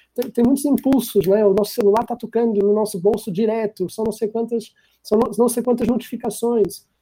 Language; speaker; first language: Portuguese; native; Portuguese